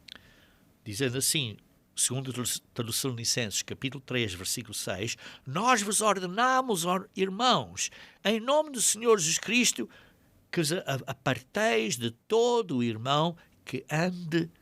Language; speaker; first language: Portuguese; native; Portuguese